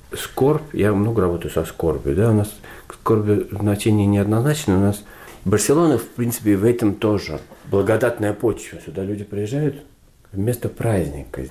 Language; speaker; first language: Russian; native; Russian